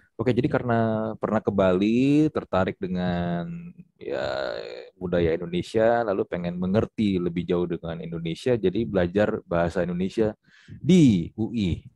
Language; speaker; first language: Indonesian; native; Indonesian